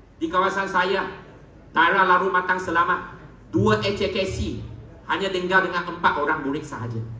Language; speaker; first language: Malay; non-native, local second language; Chinese